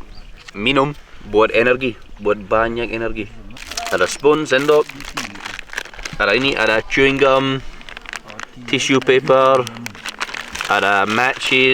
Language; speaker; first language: Indonesian; non-native, learner; English